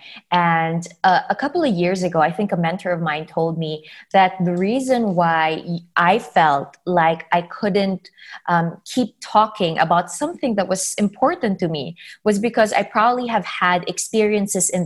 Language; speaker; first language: English; non-native, local second language; Filipino